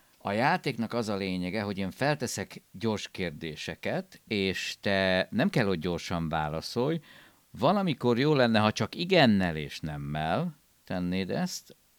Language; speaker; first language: Hungarian; native; Hungarian